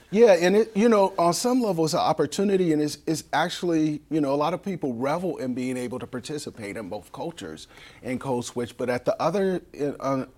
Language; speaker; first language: English; native; English